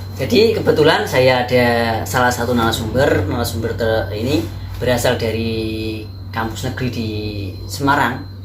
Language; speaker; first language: Indonesian; native; Indonesian